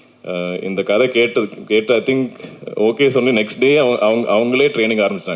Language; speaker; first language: Tamil; non-native, local second language; Malayalam